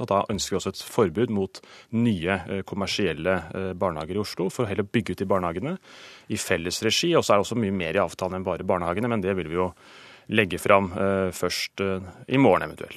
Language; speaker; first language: Norwegian; native; Norwegian